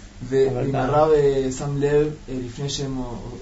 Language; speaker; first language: Hebrew; non-native, learner; Spanish